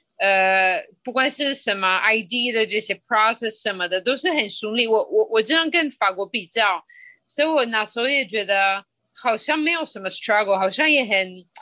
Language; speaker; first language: Chinese; non-native, fluent; Spanish